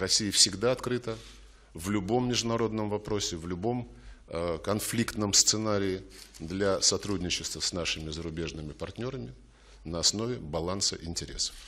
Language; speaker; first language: Russian; native; Russian